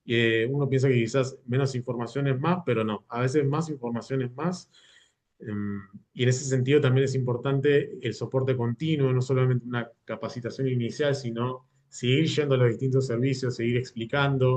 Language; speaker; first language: Spanish; native; Spanish